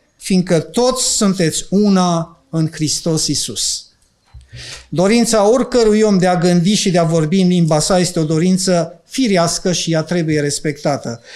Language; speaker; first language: Romanian; non-native, local second language; Ukrainian